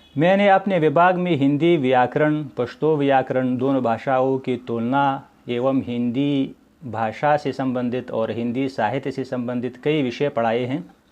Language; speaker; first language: Hindi; non-native, fluent; Pashto